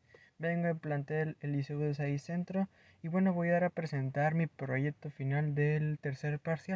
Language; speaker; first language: Spanish; native; Spanish